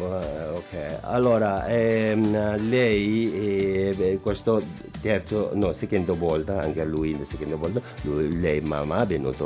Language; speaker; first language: Italian; non-native, learner; Nepali